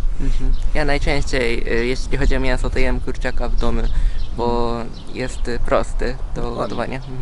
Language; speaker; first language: Polish; non-native, fluent; Japanese